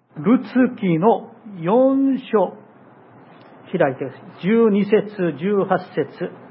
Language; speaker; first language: Japanese; non-native, fluent; Korean